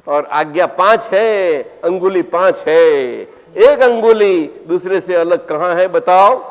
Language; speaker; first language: Hindi; non-native, local second language; Gujarati